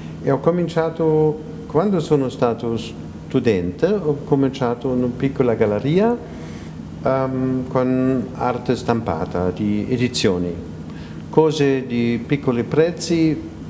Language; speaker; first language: Italian; non-native, fluent; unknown